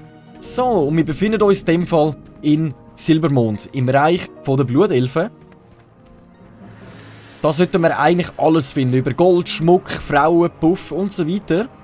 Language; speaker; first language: German; native; German